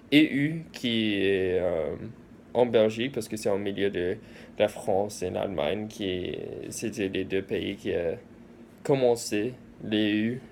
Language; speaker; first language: French; early bilingual, heritage; English